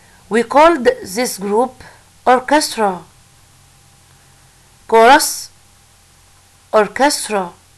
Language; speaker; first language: English; non-native, fluent; Arabic